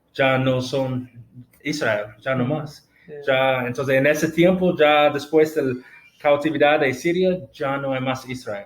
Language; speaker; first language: Spanish; non-native, fluent; English